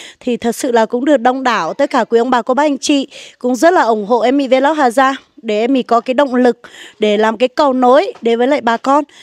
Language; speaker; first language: Vietnamese; non-native, local second language; Hmong